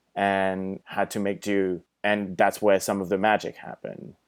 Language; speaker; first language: English; non-native, fluent; French